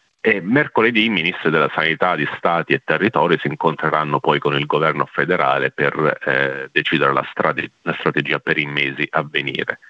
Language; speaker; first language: Italian; early bilingual, heritage; Italian